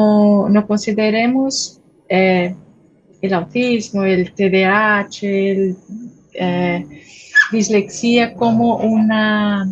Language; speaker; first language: Spanish; non-native, fluent; Portuguese